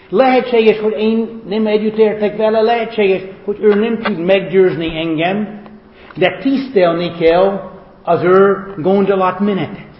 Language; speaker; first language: Hungarian; non-native, fluent; English